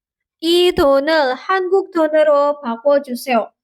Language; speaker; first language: Korean; non-native, fluent; Indonesian